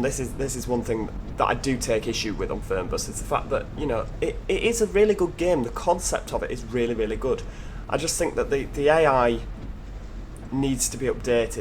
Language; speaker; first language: English; native; English